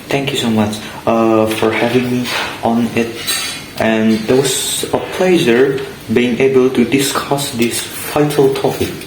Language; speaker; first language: English; non-native, learner; Indonesian